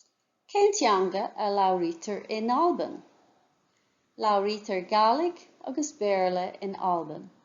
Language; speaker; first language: Irish; non-native, local second language; English